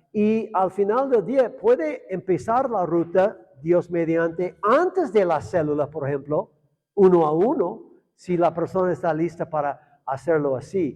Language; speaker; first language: Spanish; non-native, fluent; English